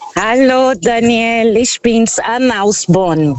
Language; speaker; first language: German; non-native, fluent; Portuguese